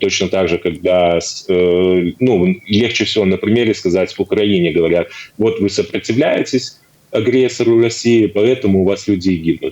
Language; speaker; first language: Russian; native; Russian